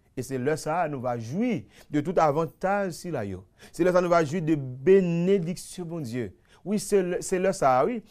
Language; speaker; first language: French; non-native, local second language; Haitian Creole